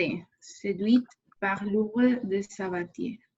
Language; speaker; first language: French; non-native, learner; Spanish